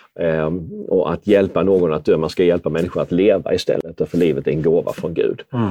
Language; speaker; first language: Swedish; native; Swedish